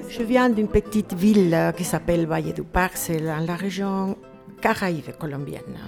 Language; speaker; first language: French; non-native, fluent; Spanish